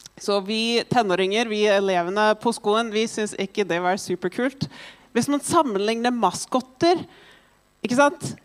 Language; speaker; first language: Norwegian; non-native, fluent; English